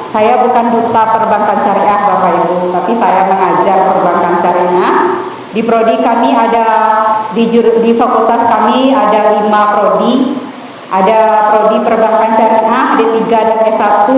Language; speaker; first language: Indonesian; native; Indonesian